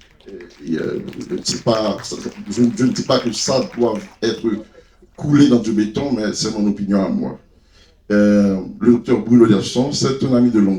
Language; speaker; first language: French; non-native, local second language; Haitian Creole